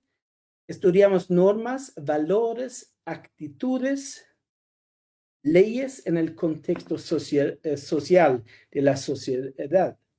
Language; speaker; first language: Spanish; non-native, fluent; Swedish